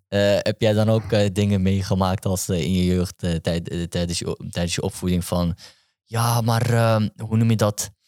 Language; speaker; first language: Dutch; early bilingual, other home language; Turkish